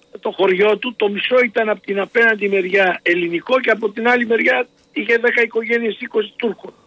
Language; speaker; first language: Greek; early bilingual, heritage; Greek